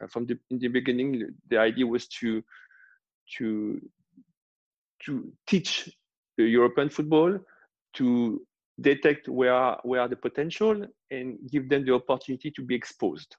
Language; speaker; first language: English; non-native, fluent; French